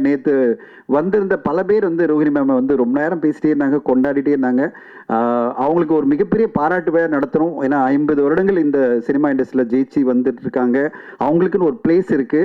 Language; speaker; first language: Tamil; native; Tamil